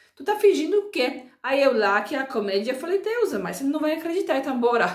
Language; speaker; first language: Portuguese; non-native, fluent; Polish